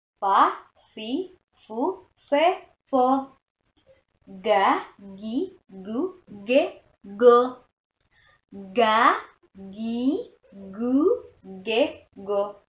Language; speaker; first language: Russian; non-native, learner; Indonesian